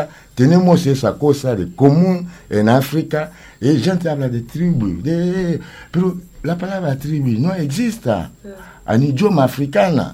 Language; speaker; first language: Spanish; non-native, learner; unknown